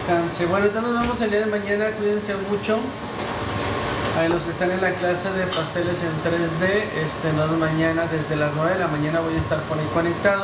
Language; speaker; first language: Spanish; native; Spanish